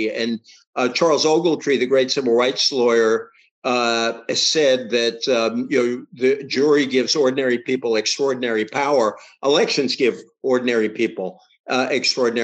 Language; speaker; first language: English; native; English